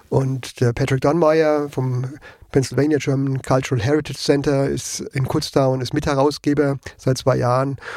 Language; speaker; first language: German; native; German